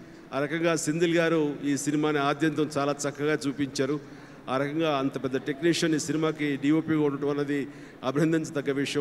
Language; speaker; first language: Telugu; native; Telugu